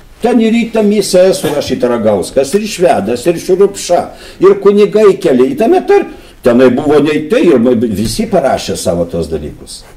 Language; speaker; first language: Lithuanian; native; Lithuanian